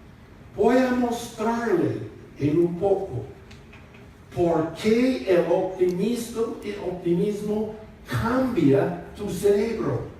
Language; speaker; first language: Spanish; non-native, fluent; English